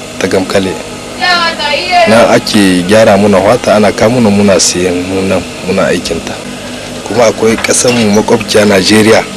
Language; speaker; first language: Hausa; native; Hausa